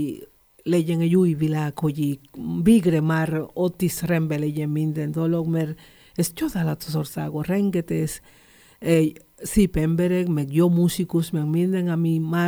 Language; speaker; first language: Hungarian; non-native, learner; Spanish